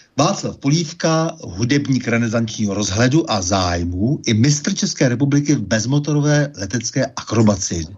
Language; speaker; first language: Czech; native; Czech